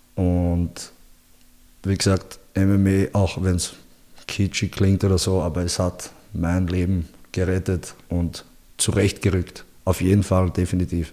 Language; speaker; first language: German; early bilingual, other home language; Bosnian